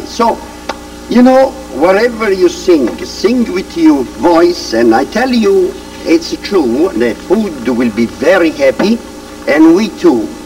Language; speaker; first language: English; non-native, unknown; Italian